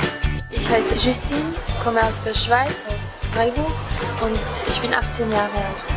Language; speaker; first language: German; non-native, local second language; French